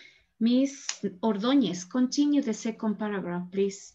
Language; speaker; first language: English; non-native, learner; Spanish